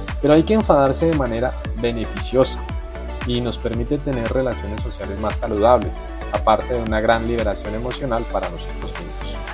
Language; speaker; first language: Spanish; native; Spanish